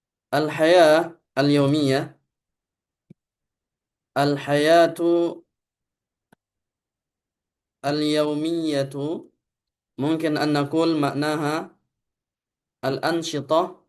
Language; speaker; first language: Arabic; non-native, fluent; Indonesian